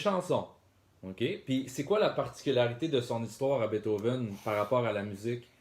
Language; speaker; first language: French; native; French